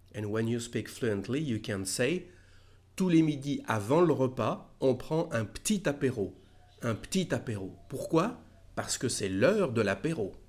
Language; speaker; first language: French; native; French